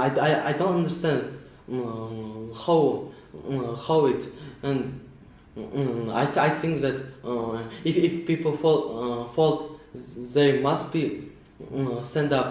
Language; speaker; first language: English; non-native, learner; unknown